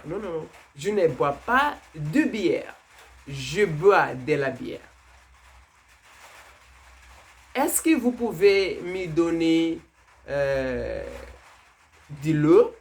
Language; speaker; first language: French; non-native, fluent; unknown